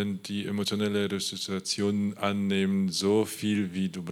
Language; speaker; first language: German; non-native, learner; Polish